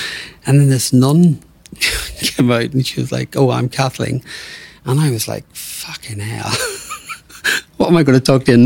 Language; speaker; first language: English; native; English